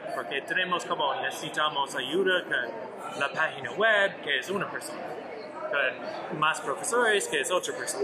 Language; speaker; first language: Spanish; non-native, learner; English